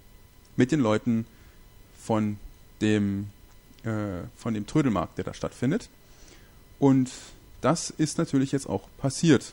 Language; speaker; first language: German; native; German